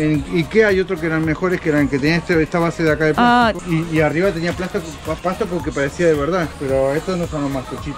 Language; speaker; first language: Spanish; native; Spanish